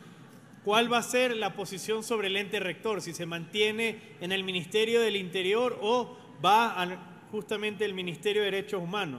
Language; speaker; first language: Spanish; native; Spanish